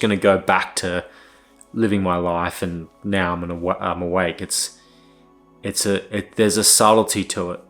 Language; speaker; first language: English; native; English